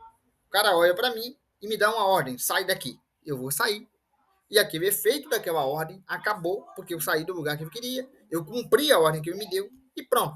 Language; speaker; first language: Portuguese; native; Portuguese